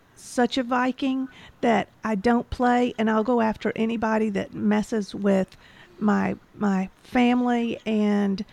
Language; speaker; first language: English; native; English